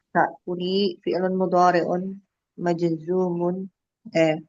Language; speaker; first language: Arabic; non-native, learner; Indonesian